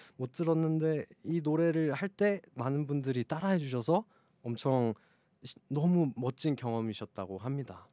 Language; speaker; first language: Korean; native; Korean